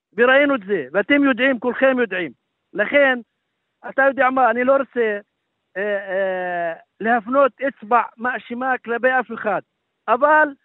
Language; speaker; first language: Hebrew; non-native, local second language; Arabic